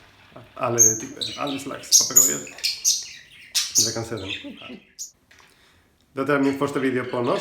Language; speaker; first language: Norwegian; non-native, learner; Spanish